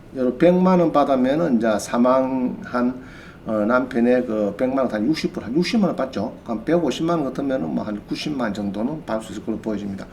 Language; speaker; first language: Korean; native; Korean